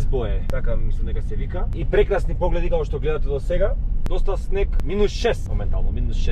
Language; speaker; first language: Macedonian; native; Macedonian